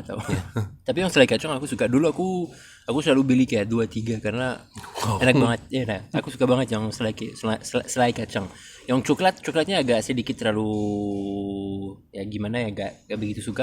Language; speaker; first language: Indonesian; non-native, fluent; French